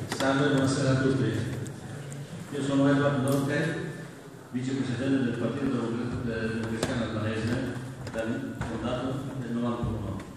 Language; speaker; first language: Italian; non-native, fluent; Albanian